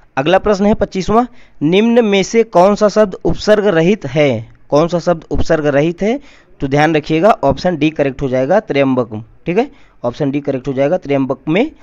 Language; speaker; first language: Hindi; native; Hindi